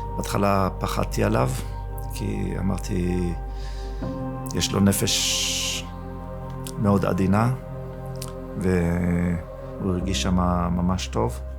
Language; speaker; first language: Hebrew; early bilingual, other home language; German